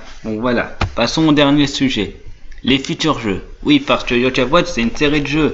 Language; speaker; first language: French; native; French